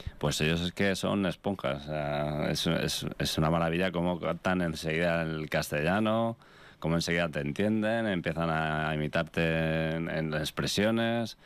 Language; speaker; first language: Spanish; native; Spanish